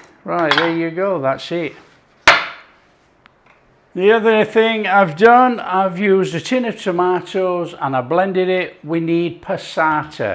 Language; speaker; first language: English; native; English